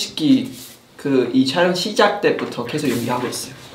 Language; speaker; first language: Korean; non-native, fluent; Chinese